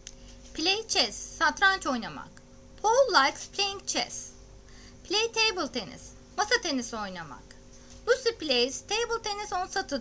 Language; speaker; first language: English; non-native, fluent; Turkish